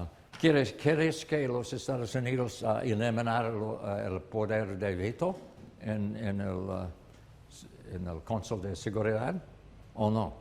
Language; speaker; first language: Spanish; non-native, learner; English